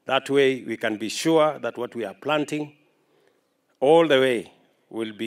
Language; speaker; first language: English; non-native, local second language; Kalenjin